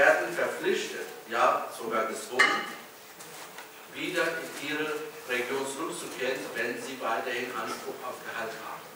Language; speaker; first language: German; early bilingual, other home language; Kurdish